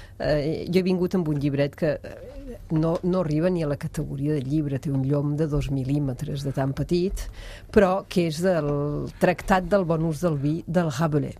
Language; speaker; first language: Catalan; non-native, fluent; French